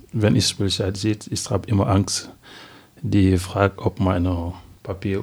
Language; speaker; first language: German; non-native, learner; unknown